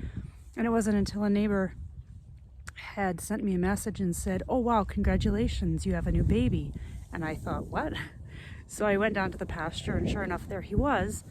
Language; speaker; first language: English; native; English